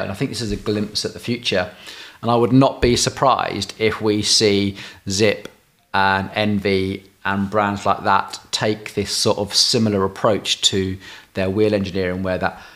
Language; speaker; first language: English; native; English